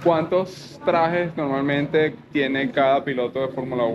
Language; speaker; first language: Spanish; native; Spanish